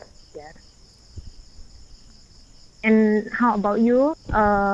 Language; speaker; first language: English; non-native, learner; Thai